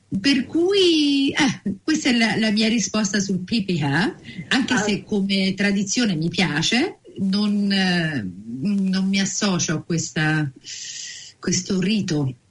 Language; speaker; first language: Italian; native; Italian